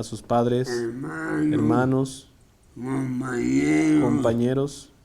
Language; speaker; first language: Spanish; native; Spanish